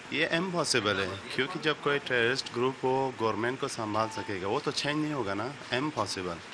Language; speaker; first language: Hindi; non-native, fluent; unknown